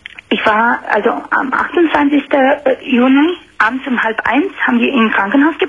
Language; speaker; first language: German; non-native, fluent; Romanian